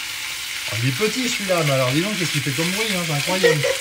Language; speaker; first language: French; native; French